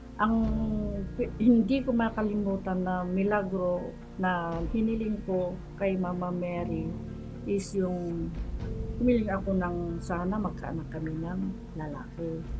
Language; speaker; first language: Filipino; non-native, local second language; Iloko